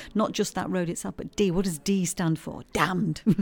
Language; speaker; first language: English; native; English